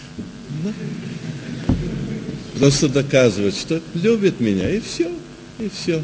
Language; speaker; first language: Russian; early bilingual, heritage; Russian